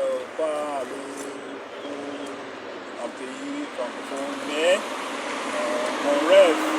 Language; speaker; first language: French; non-native, learner; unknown